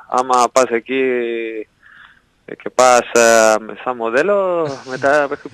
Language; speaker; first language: Greek; non-native, learner; Spanish